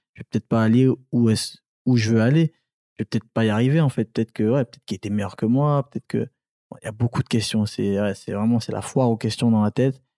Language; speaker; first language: French; early bilingual, other home language; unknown